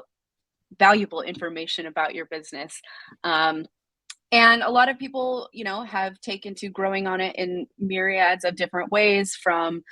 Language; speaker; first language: English; native; English